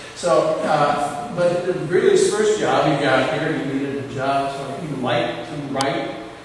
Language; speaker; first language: English; native; English